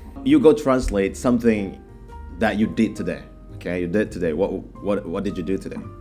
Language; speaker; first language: English; non-native, fluent; Indonesian